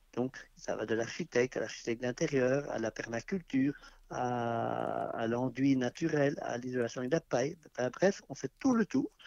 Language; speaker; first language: French; native; French